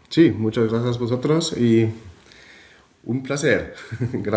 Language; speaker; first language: Spanish; non-native, fluent; German